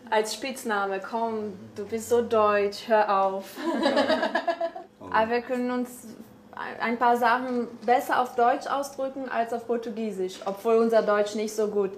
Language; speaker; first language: German; early bilingual, heritage; Portuguese